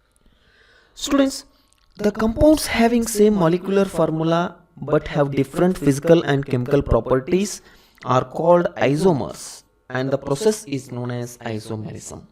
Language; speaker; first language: English; non-native, local second language; Kannada